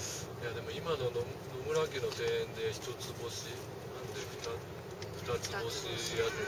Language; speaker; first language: Japanese; native; Japanese